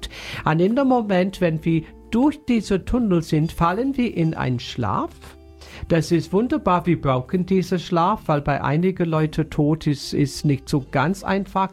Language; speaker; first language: German; non-native, fluent; English